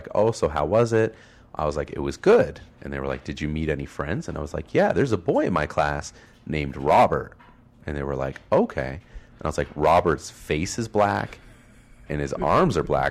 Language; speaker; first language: English; native; English